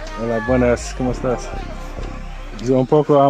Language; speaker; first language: Spanish; non-native, learner; English